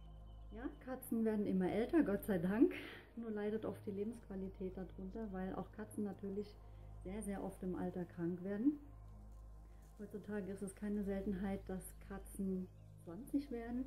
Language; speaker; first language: German; native; German